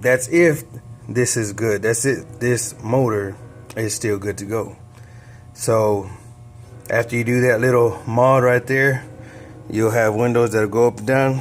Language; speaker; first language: English; native; English